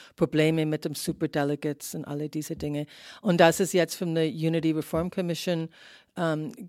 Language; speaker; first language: German; non-native, fluent; English